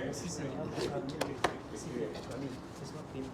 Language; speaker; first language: French; native; French